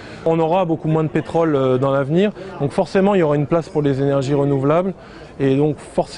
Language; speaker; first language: French; native; French